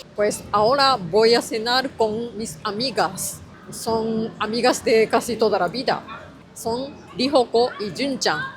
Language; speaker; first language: Spanish; non-native, fluent; Japanese